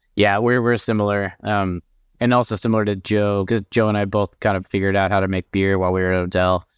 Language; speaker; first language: English; native; English